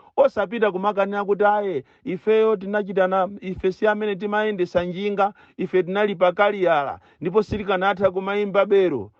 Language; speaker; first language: Nyanja; native; Nyanja